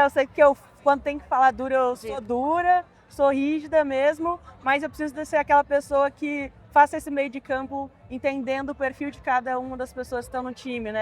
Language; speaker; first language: Portuguese; native; Portuguese